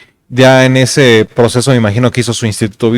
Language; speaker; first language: Spanish; native; Spanish